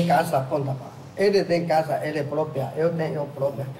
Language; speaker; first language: Portuguese; non-native, learner; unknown